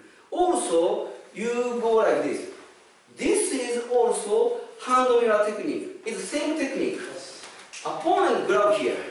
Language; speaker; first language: English; non-native, fluent; Japanese